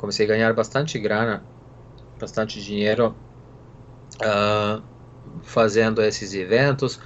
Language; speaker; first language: Portuguese; non-native, fluent; Serbian